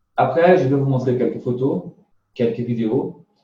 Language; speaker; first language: French; non-native, fluent; Portuguese